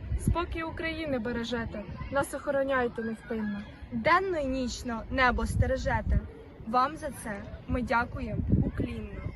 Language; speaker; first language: Ukrainian; native; Ukrainian